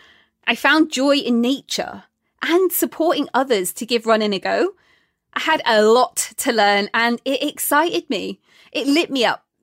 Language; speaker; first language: English; native; English